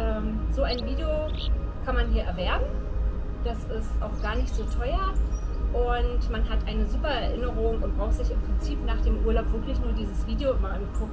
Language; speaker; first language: German; native; German